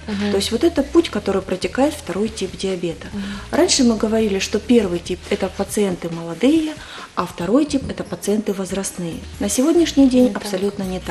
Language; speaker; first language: Russian; native; Russian